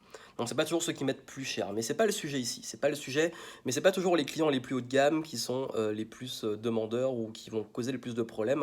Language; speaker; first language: French; native; French